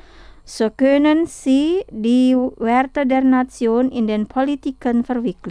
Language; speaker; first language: German; non-native, fluent; Indonesian